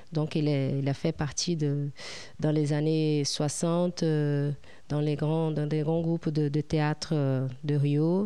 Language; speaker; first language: French; non-native, fluent; Portuguese